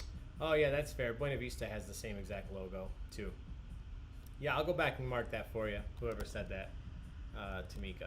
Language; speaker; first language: English; native; English